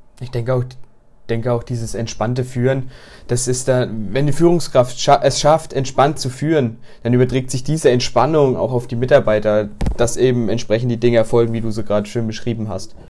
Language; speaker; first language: German; native; German